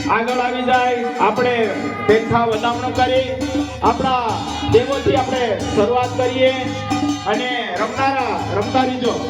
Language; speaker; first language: Gujarati; non-native, local second language; Bhili